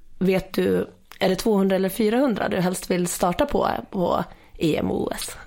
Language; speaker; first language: Swedish; native; Swedish